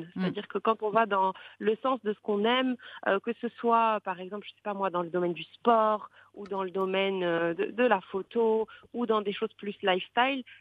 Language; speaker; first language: French; non-native, local second language; Arabic